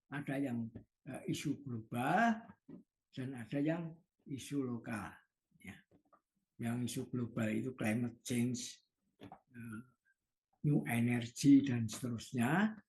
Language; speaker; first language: Indonesian; native; Indonesian